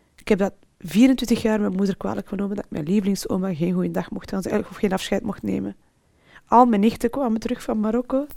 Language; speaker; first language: Dutch; early bilingual, other home language; Arabic